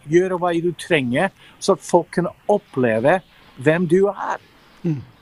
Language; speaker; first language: Norwegian; non-native, fluent; English